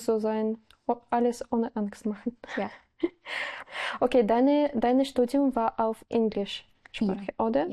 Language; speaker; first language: German; non-native, learner; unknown